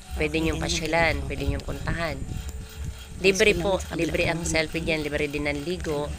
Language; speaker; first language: Filipino; non-native, local second language; Bikol